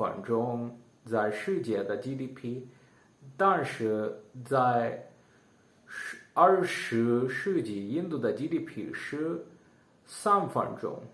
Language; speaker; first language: Chinese; non-native, learner; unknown